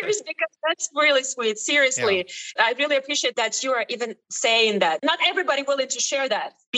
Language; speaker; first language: English; non-native, fluent; Ukrainian